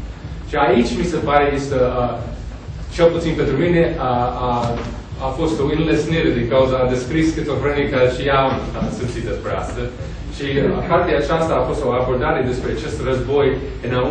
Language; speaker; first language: Romanian; non-native, fluent; English